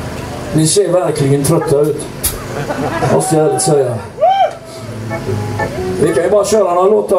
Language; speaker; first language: Swedish; native; Swedish